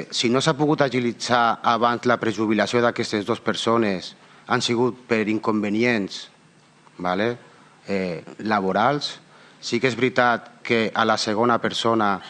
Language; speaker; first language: Catalan; non-native, local second language; Spanish